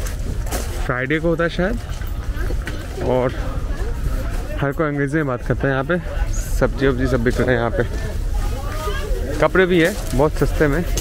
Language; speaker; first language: Hindi; non-native, local second language; Bangla